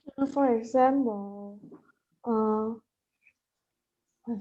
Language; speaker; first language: English; non-native, learner; Vietnamese